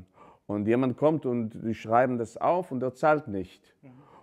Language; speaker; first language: German; non-native, fluent; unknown